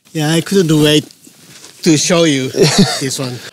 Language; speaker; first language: English; non-native, learner; Japanese